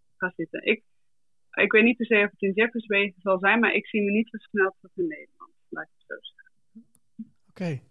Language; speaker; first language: Dutch; native; Dutch